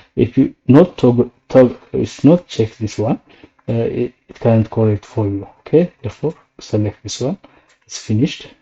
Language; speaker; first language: English; non-native, local second language; Amharic